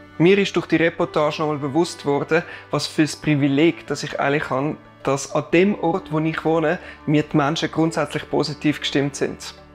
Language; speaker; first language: German; native; German